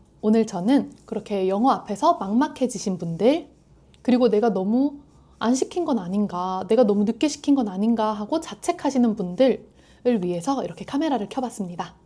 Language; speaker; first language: Korean; native; Korean